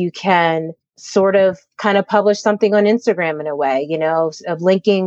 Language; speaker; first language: English; native; English